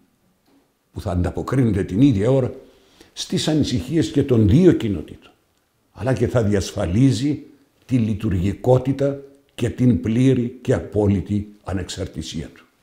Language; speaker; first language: Greek; native; Greek